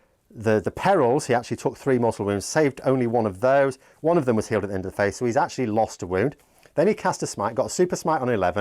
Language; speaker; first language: English; native; English